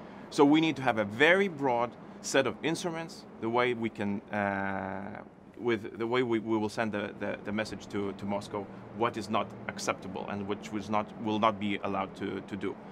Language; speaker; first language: English; non-native, fluent; Lithuanian